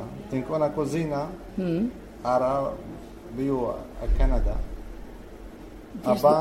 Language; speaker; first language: Catalan; non-native, learner; Arabic